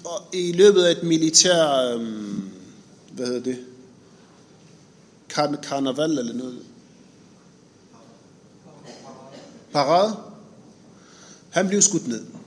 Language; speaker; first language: Danish; non-native, fluent; Arabic